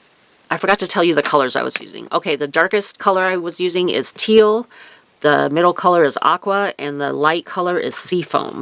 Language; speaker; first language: English; native; English